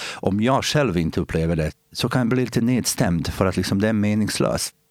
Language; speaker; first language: Swedish; non-native, fluent; Bosnian